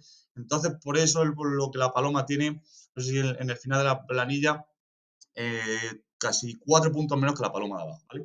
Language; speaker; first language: Spanish; native; Spanish